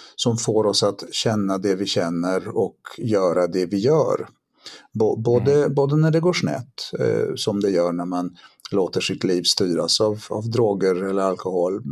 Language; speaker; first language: Swedish; early bilingual, other home language; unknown